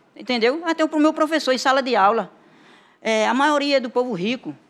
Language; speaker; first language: Portuguese; native; Portuguese